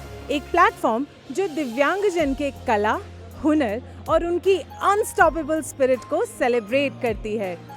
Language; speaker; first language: Hindi; native; Hindi